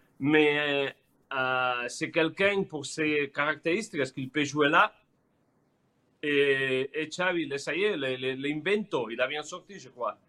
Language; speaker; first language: French; non-native, learner; Spanish